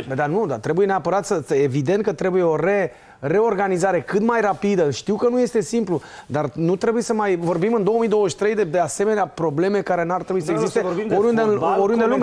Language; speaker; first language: Romanian; native; Romanian